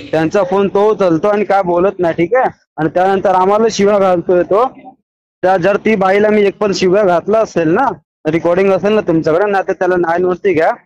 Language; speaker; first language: Marathi; non-native, local second language; Hindi